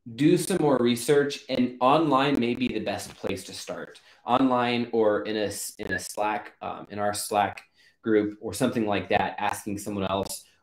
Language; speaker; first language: English; native; English